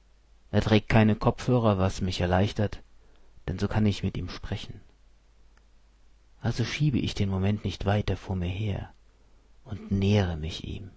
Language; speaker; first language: German; native; German